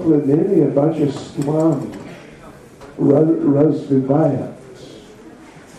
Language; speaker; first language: Russian; non-native, learner; English